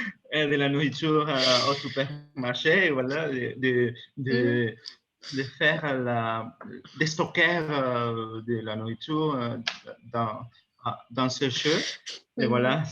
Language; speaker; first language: French; non-native, learner; Spanish